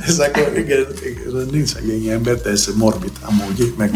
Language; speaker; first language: Hungarian; non-native, learner; Greek